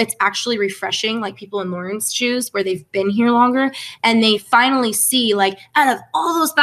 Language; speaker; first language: English; native; English